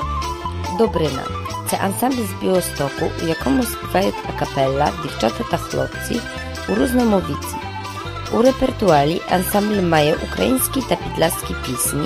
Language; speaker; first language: Ukrainian; early bilingual, heritage; Ukrainian